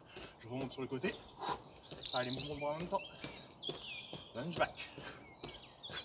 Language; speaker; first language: French; native; French